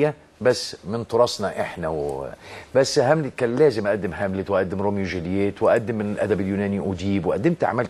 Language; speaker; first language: Arabic; native; Arabic